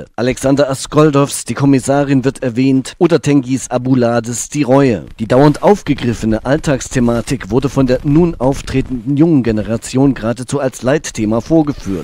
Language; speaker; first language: German; native; German